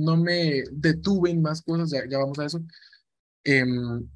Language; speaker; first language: Spanish; native; Spanish